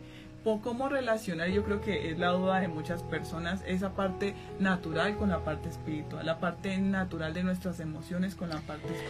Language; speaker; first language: Spanish; native; Spanish